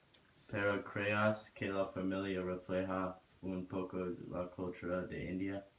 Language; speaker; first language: Spanish; non-native, learner; English